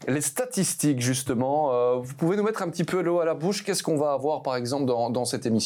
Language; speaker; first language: French; native; French